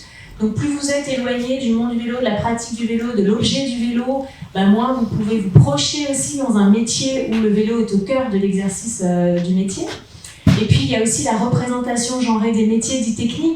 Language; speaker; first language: French; native; French